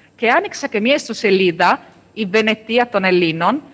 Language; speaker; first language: Greek; non-native, fluent; Italian